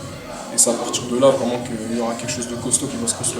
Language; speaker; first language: French; native; French